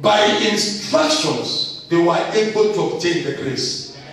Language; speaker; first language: English; non-native, local second language; Swahili